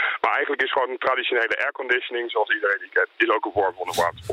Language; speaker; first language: Dutch; native; Dutch